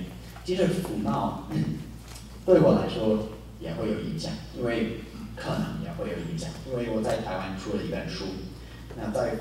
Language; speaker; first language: Chinese; non-native, fluent; English